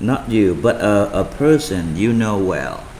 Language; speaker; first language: English; non-native, fluent; Vietnamese